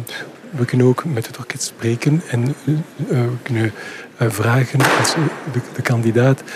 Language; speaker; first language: Dutch; non-native, local second language; French